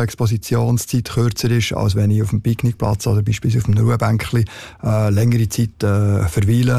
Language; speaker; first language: German; native; German